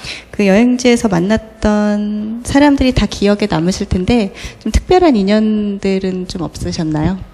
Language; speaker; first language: Korean; native; Korean